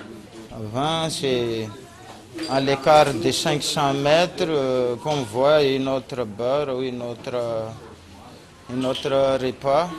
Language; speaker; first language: French; non-native, local second language; Malagasy